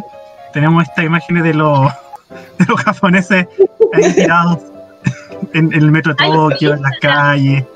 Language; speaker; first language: Spanish; native; Spanish